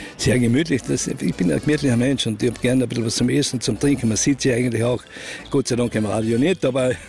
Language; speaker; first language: German; native; German